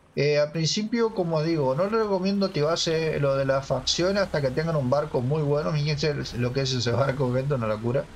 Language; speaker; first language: Spanish; native; Spanish